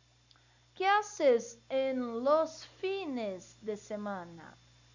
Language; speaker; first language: Spanish; non-native, learner; Portuguese